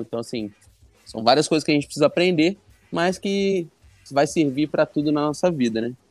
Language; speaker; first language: Portuguese; native; Portuguese